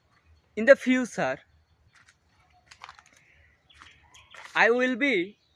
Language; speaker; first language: English; non-native, learner; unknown